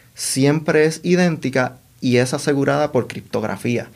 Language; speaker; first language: Spanish; native; Spanish